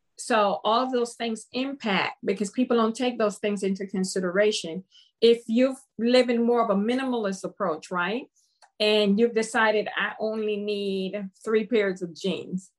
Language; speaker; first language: English; non-native, fluent; Spanish